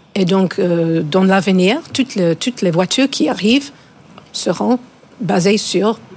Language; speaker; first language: French; non-native, fluent; English